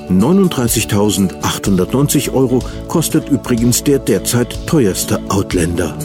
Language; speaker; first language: German; native; German